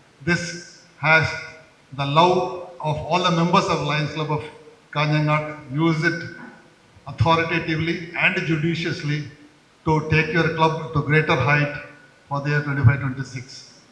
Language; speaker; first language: English; non-native, local second language; Malayalam